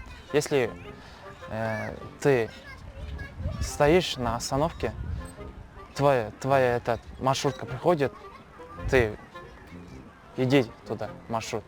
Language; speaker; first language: Russian; non-native, local second language; Kazakh